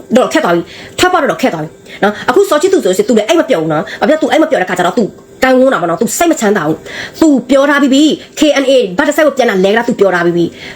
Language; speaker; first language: Burmese; non-native, local second language; Karen languages